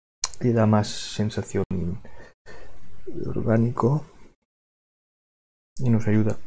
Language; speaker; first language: Spanish; non-native, local second language; Catalan